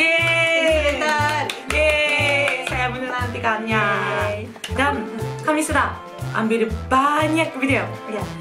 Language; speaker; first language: Indonesian; non-native, learner; Japanese